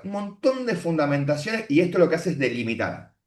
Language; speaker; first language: Spanish; native; Spanish